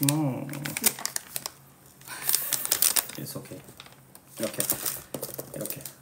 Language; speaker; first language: English; non-native, learner; Korean